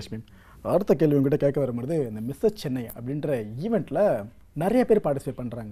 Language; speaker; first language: Tamil; native; Tamil